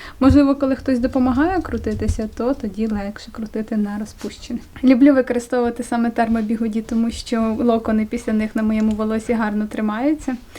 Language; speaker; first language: Ukrainian; non-native, local second language; Russian